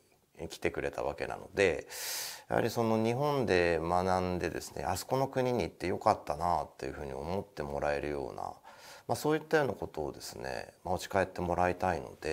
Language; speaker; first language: Japanese; native; Japanese